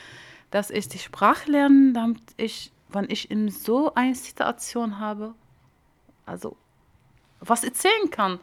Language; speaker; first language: German; non-native, learner; Arabic